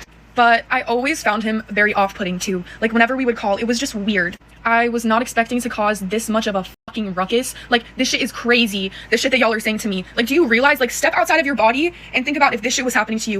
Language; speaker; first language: English; native; English